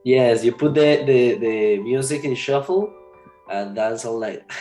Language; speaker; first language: English; non-native, learner; Spanish